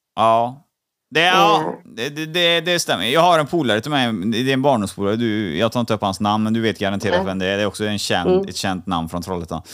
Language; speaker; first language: Swedish; native; Swedish